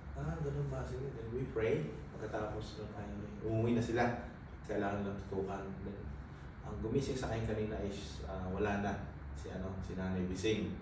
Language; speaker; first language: Filipino; native; Filipino